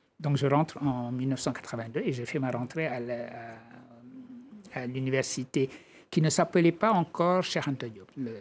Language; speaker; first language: French; non-native, local second language; Wolof